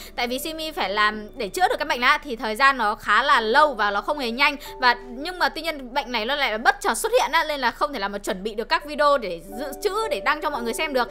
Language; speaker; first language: Vietnamese; native; Vietnamese